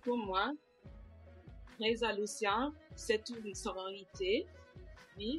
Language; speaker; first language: French; non-native, local second language; English